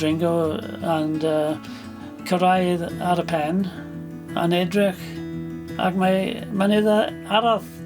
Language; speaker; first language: Welsh; non-native, learner; English